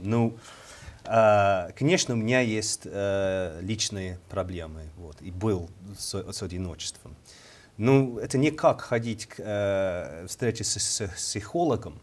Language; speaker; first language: Russian; non-native, learner; English